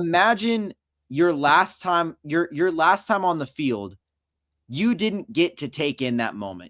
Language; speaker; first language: English; native; English